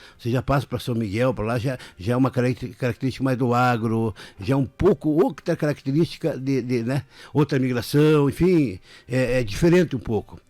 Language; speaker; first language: Portuguese; native; Portuguese